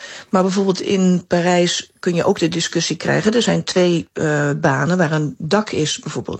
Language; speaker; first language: Dutch; native; Dutch